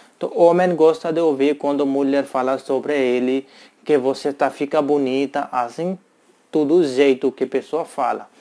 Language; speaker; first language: Portuguese; non-native, learner; Hindi